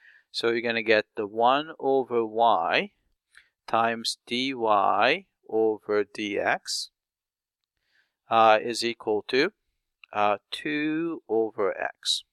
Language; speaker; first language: English; non-native, fluent; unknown